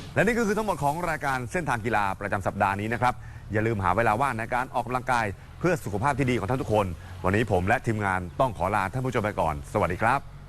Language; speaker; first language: Thai; native; Thai